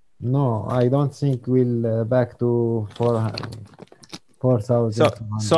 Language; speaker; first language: English; non-native, learner; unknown